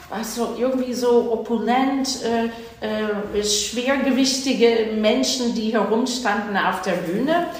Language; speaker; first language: German; non-native, fluent; English